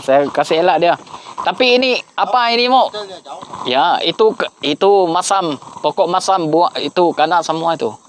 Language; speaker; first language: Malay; non-native, fluent; Filipino